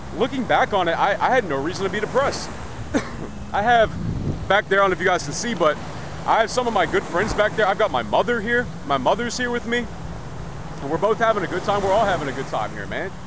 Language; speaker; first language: English; native; English